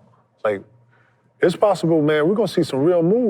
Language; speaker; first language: English; native; English